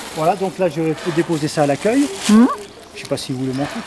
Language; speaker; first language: French; native; French